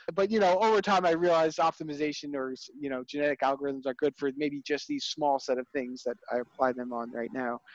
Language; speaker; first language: English; native; English